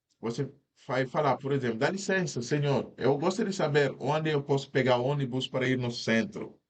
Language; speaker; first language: Portuguese; non-native, fluent; Wolof